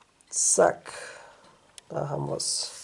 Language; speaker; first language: German; native; German